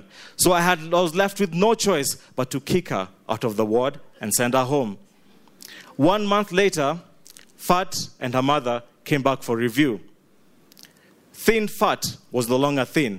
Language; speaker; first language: English; non-native, local second language; Ganda